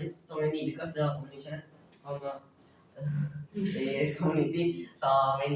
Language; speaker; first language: English; non-native, learner; Indonesian